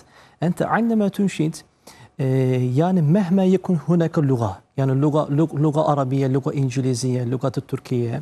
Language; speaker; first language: Arabic; non-native, fluent; Turkish